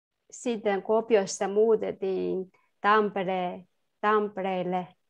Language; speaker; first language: Finnish; non-native, learner; Chinese